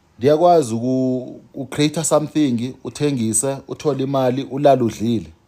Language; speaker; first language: Zulu; non-native, local second language; Xhosa